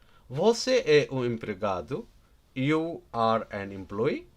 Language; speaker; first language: Portuguese; non-native, learner; Nepali